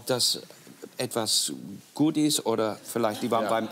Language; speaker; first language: German; non-native, fluent; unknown